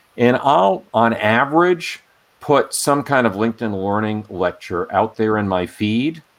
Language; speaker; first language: English; native; English